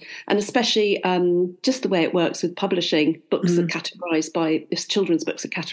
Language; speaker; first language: English; native; English